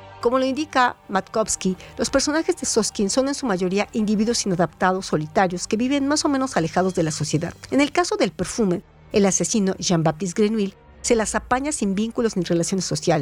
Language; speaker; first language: Spanish; native; Spanish